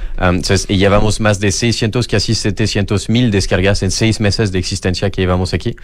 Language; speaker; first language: Spanish; non-native, fluent; French